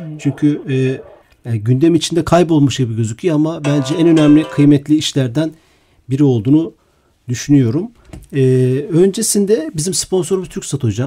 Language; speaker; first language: Turkish; native; Turkish